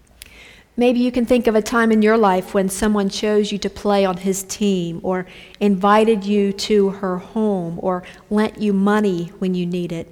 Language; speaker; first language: English; native; English